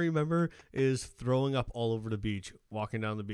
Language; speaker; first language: English; native; English